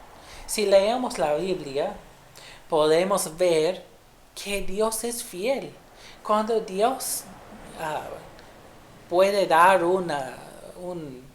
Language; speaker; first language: Spanish; non-native, fluent; English